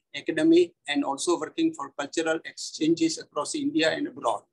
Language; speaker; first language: English; non-native, local second language; Gujarati